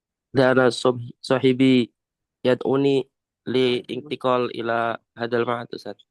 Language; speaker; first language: Arabic; non-native, learner; Indonesian